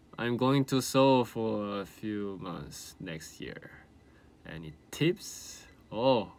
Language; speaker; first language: English; non-native, learner; Korean